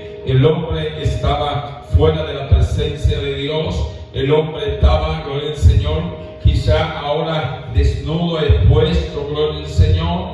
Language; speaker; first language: Spanish; native; Spanish